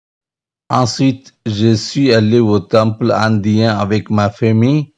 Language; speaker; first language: French; non-native, learner; Tamil